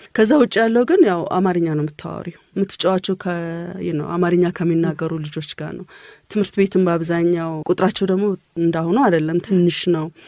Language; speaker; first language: Amharic; native; Amharic